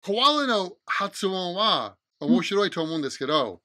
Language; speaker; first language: Japanese; non-native, fluent; English